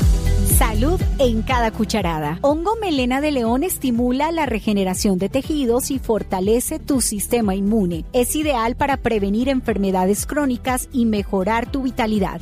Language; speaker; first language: Spanish; native; Spanish